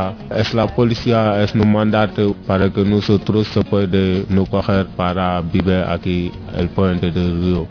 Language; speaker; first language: Spanish; non-native, learner; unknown